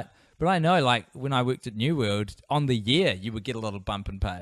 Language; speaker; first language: English; native; English